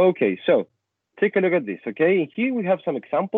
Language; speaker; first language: English; non-native, fluent; Spanish